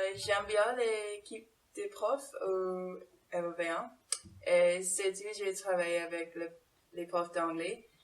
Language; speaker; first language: French; non-native, learner; English